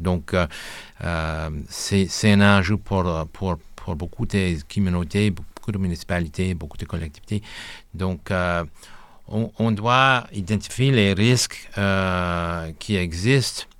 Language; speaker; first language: French; non-native, local second language; English